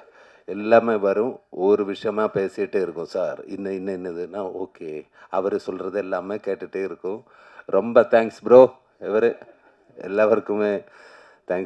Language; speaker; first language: Tamil; non-native, learner; Malayalam